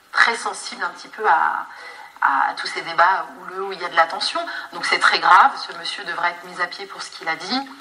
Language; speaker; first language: French; native; French